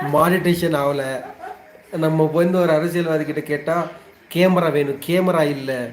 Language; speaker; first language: Tamil; non-native, local second language; Telugu